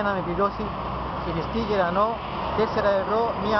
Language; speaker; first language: Greek; non-native, learner; Spanish